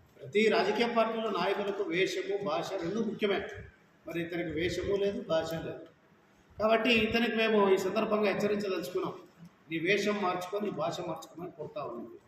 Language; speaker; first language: Telugu; native; Telugu